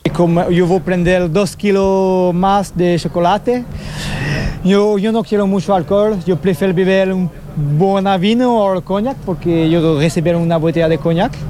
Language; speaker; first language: Portuguese; non-native, learner; French